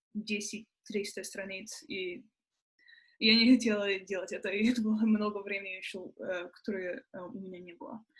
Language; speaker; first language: Russian; non-native, fluent; English